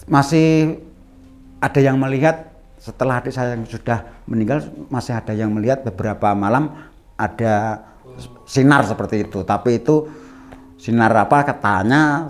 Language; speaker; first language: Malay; non-native, local second language; Javanese